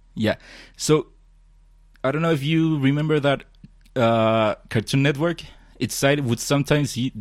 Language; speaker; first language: English; non-native, fluent; Spanish